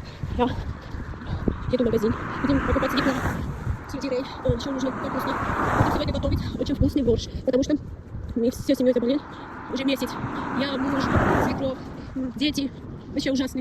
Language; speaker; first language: Russian; non-native, fluent; Armenian